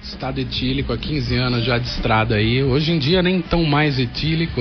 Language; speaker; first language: Portuguese; native; Portuguese